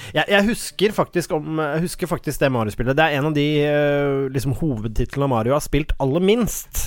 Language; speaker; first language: Norwegian; native; Norwegian